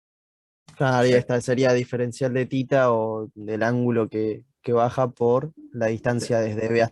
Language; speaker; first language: Spanish; native; Spanish